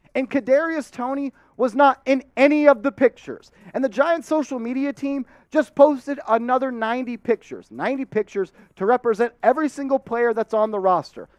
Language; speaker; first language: English; native; English